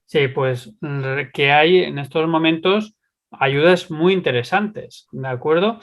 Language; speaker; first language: Spanish; native; Spanish